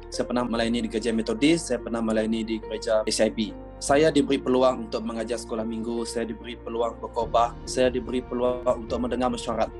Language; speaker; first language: Malay; non-native, local second language; Iban